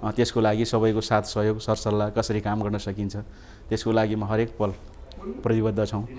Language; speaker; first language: Nepali; non-native, local second language; Eastern Tamang